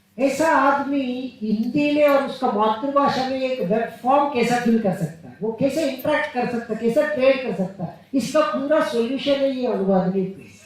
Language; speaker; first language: Hindi; non-native, local second language; Telugu